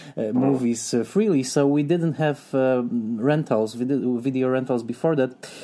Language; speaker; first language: English; non-native, fluent; Polish